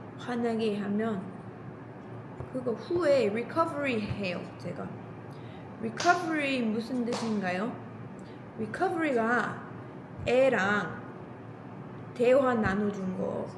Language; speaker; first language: Korean; non-native, learner; English